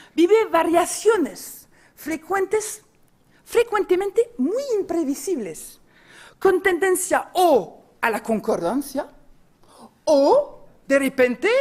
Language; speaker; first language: Spanish; non-native, fluent; French